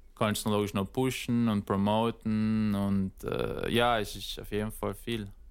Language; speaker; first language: German; native; German